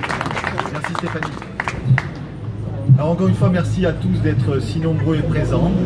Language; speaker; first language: French; native; French